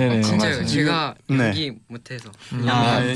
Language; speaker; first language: Korean; non-native, learner; Chinese